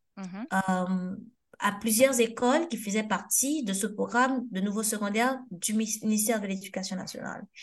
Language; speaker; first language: French; non-native, local second language; Haitian Creole